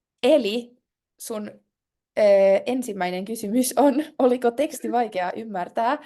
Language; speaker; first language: Finnish; non-native, local second language; Swedish